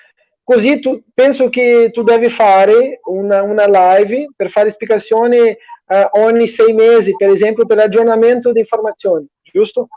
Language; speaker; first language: Italian; non-native, fluent; Portuguese